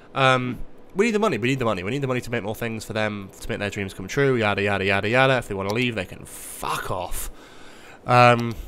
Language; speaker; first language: English; native; English